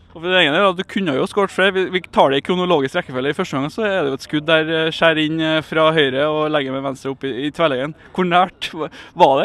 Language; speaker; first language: Norwegian; native; Norwegian